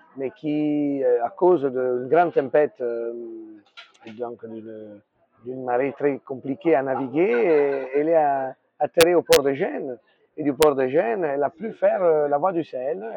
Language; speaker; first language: French; non-native, fluent; Italian